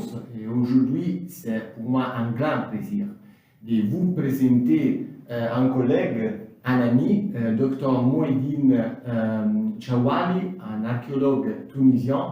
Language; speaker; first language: French; non-native, fluent; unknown